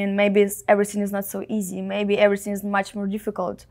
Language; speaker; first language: English; non-native, fluent; Ukrainian